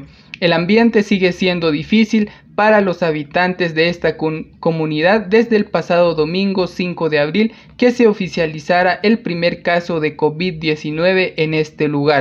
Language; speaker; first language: Spanish; non-native, local second language; Kaqchikel